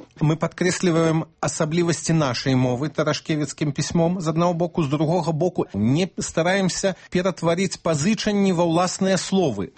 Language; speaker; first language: Belarusian; native; Belarusian